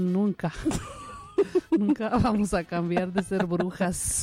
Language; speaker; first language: Spanish; native; Spanish